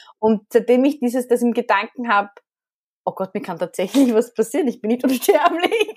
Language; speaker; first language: German; early bilingual, other home language; Arabic